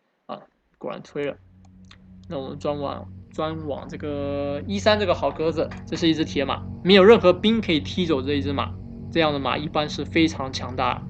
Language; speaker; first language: Chinese; native; Chinese